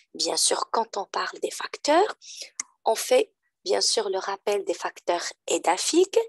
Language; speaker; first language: French; non-native, local second language; Arabic